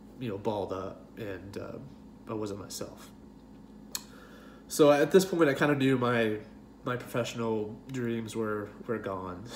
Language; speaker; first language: English; native; English